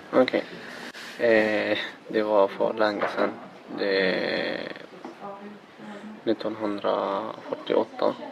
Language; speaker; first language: Swedish; non-native, learner; Arabic